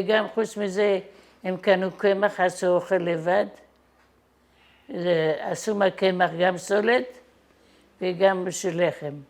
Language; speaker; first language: Hebrew; non-native, fluent; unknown